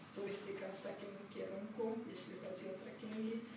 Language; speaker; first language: Polish; non-native, fluent; Georgian